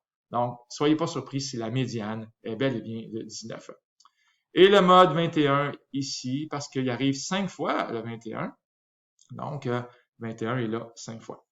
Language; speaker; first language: French; native; French